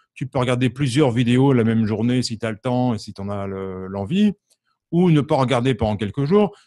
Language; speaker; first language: French; native; French